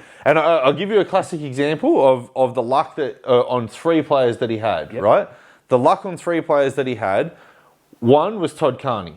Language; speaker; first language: English; native; English